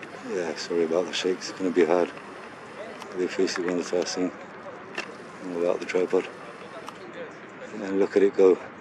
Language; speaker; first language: English; non-native, local second language; Spanish